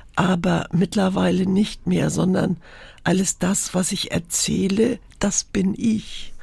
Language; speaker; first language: German; native; German